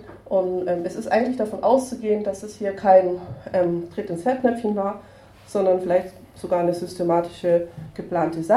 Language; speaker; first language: German; native; German